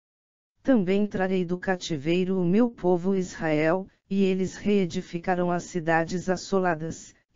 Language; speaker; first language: Portuguese; native; Portuguese